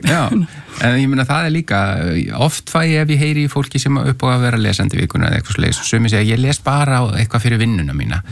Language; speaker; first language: Icelandic; native; Icelandic